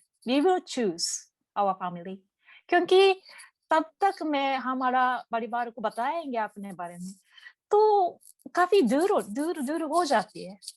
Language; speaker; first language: Hindi; non-native, learner; Japanese